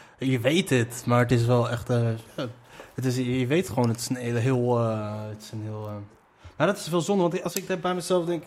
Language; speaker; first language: Dutch; early bilingual, other home language; Arabic